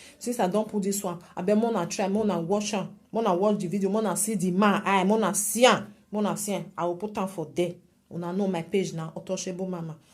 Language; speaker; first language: Nigerian Pidgin; native; Nigerian Pidgin